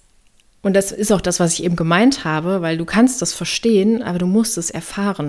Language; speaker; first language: German; native; German